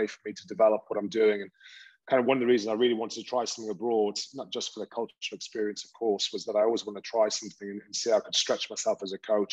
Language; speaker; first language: English; native; English